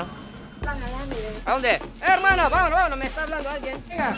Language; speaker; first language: Spanish; non-native, fluent; English